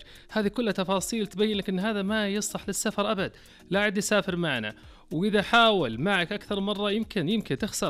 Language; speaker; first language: Arabic; native; Arabic